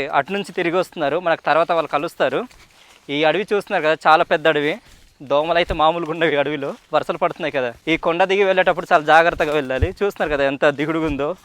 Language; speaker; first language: Telugu; native; Telugu